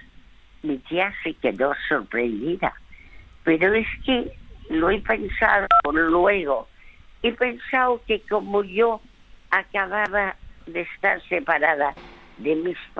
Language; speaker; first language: Spanish; early bilingual, other home language; French